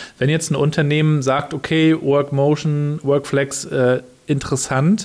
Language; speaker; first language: German; native; German